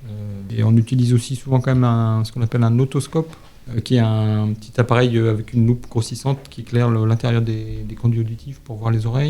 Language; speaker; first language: French; native; French